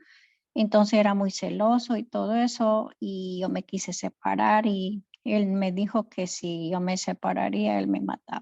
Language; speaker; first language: Spanish; native; Spanish